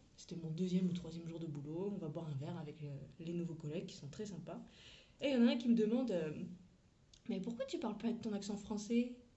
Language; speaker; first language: French; native; French